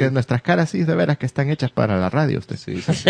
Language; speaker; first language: Spanish; native; Spanish